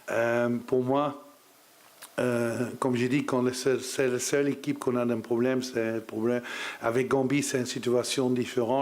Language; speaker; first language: French; non-native, learner; Dutch